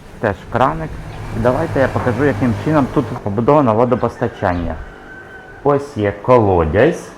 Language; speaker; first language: Ukrainian; native; Ukrainian